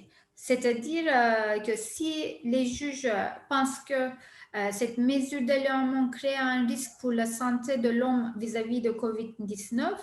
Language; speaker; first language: French; non-native, fluent; Turkish